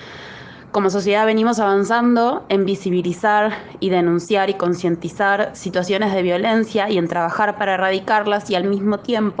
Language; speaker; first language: Spanish; native; Spanish